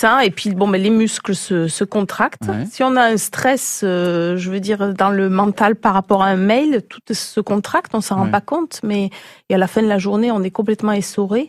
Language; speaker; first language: French; native; French